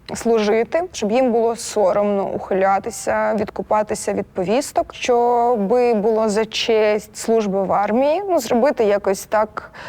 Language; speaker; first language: Ukrainian; non-native, local second language; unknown